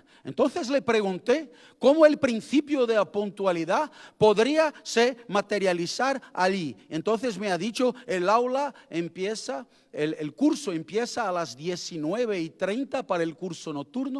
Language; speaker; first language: Spanish; non-native, fluent; Portuguese